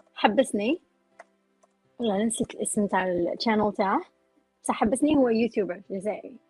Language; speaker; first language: Arabic; native; Arabic